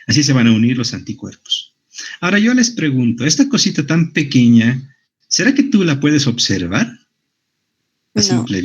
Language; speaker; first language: Spanish; native; Spanish